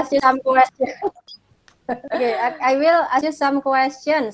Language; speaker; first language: English; non-native, fluent; Indonesian